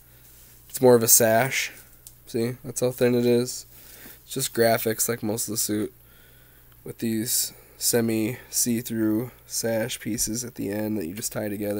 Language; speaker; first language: English; native; English